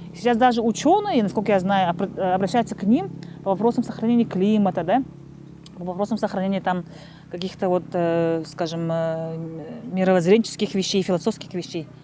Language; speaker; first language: Russian; non-native, local second language; Yakut